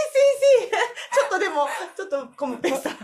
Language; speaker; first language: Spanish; non-native, learner; Japanese